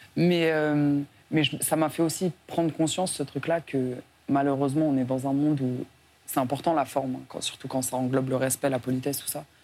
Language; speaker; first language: French; native; French